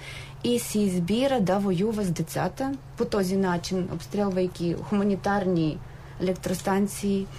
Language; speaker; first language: Bulgarian; non-native, fluent; Ukrainian